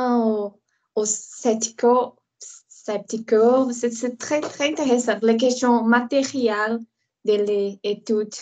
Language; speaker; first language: French; non-native, learner; Portuguese